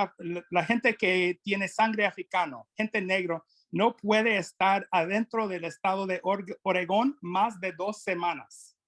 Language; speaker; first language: Spanish; non-native, fluent; English